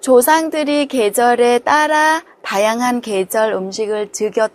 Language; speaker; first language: Korean; non-native, fluent; Vietnamese